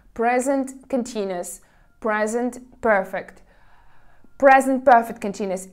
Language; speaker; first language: English; non-native, fluent; Russian